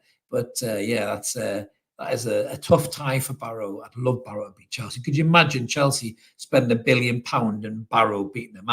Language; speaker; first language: English; native; English